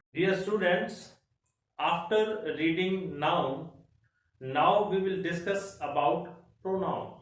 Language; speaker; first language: English; non-native, local second language; Punjabi